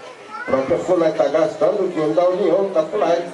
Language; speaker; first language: Portuguese; non-native, local second language; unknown